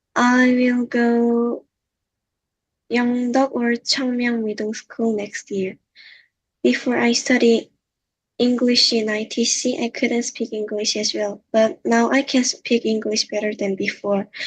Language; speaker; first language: English; non-native, learner; Korean